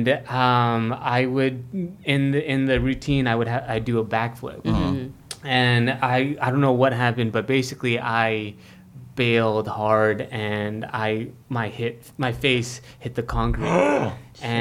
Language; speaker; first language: English; non-native, fluent; Filipino